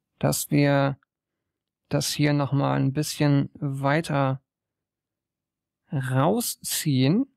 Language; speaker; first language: German; native; German